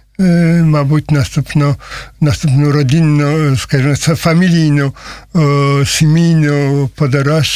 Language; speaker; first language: Ukrainian; non-native, learner; Polish